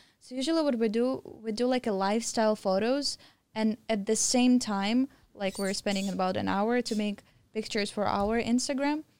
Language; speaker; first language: English; non-native, fluent; Russian